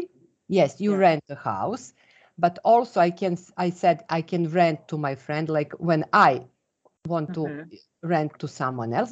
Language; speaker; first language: English; non-native, fluent; Serbian